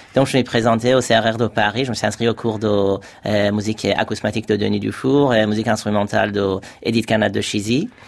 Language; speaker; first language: French; non-native, fluent; Persian